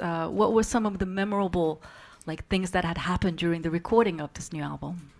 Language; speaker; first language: English; non-native, fluent; Japanese